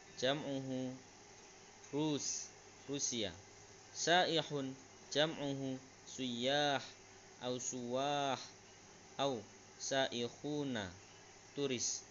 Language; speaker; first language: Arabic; non-native, learner; Indonesian